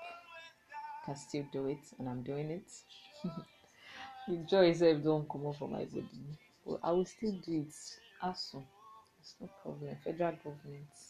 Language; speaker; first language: English; non-native, local second language; Igbo